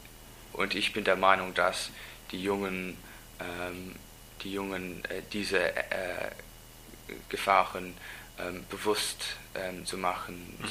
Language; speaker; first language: German; non-native, learner; English